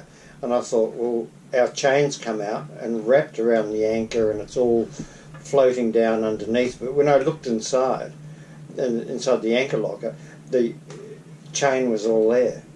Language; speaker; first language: English; native; English